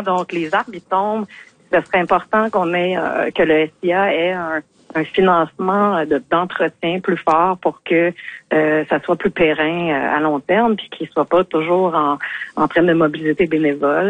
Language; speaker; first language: French; native; French